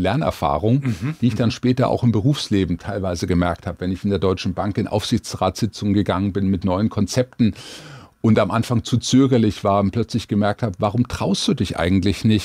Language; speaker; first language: German; native; German